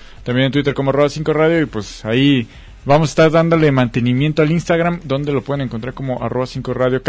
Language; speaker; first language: Spanish; native; Spanish